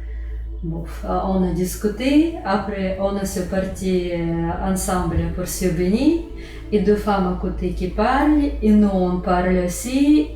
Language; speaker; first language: French; non-native, learner; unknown